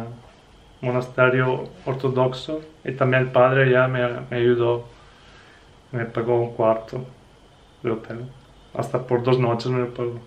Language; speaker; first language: Spanish; non-native, fluent; Italian